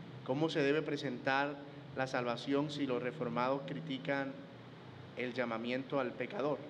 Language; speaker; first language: Spanish; native; Spanish